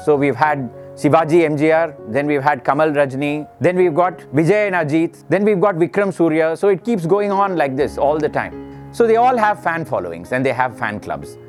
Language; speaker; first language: English; non-native, local second language; Tamil